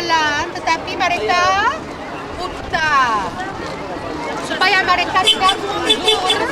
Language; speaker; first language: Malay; non-native, fluent; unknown